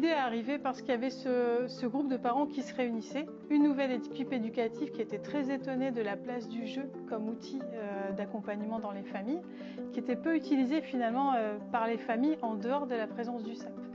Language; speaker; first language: French; native; French